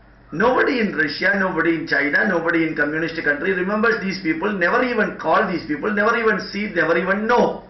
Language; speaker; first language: English; non-native, local second language; Malayalam